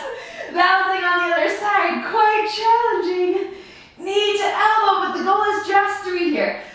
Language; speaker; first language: English; native; English